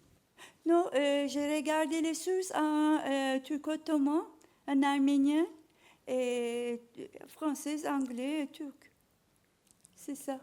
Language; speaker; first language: French; non-native, learner; Turkish